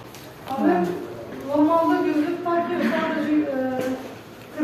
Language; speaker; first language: Turkish; non-native, learner; Arabic